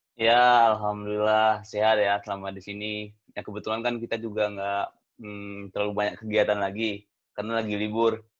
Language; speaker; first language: Indonesian; native; Indonesian